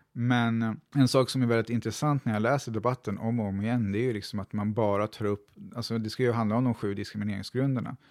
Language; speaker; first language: Swedish; native; Swedish